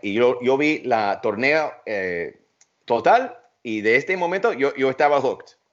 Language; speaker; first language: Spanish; early bilingual, heritage; Spanish